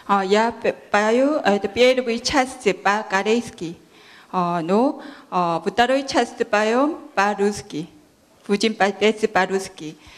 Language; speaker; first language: Russian; non-native, learner; Korean